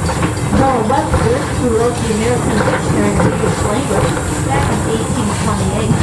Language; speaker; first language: English; native; English